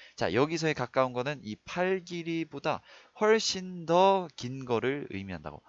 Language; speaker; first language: Korean; native; Korean